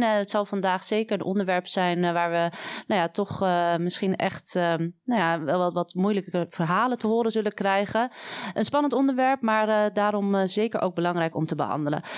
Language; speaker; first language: Dutch; native; Dutch